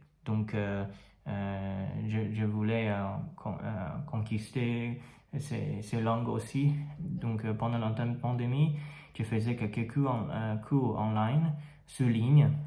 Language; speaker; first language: French; non-native, learner; Chinese